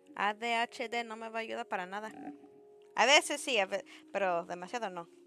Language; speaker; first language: Spanish; early bilingual, heritage; Spanish